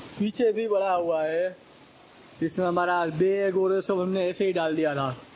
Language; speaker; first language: Hindi; non-native, local second language; Gujarati